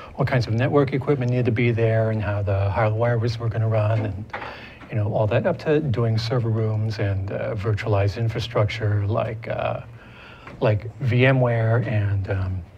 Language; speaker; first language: English; native; English